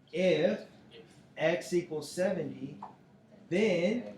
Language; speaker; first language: English; native; English